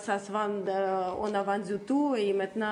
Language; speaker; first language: French; non-native, fluent; Russian